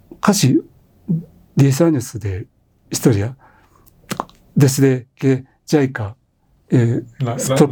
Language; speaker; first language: Spanish; non-native, fluent; Japanese